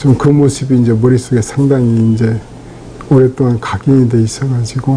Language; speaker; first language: Korean; native; Korean